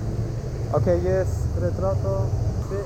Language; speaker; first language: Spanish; non-native, fluent; English